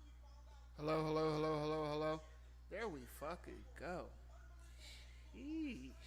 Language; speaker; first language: English; native; English